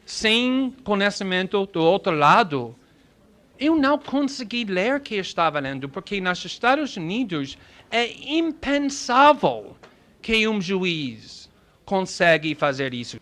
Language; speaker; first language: Portuguese; non-native, fluent; English